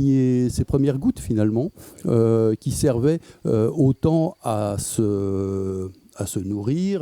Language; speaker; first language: French; native; French